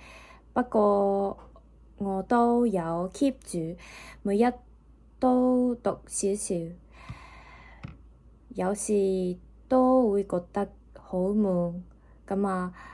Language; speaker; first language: Cantonese; non-native, learner; Japanese